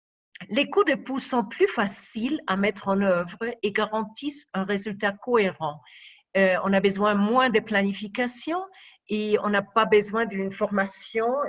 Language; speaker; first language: French; non-native, fluent; Spanish